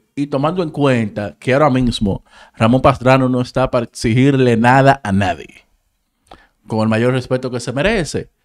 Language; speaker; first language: Spanish; native; Spanish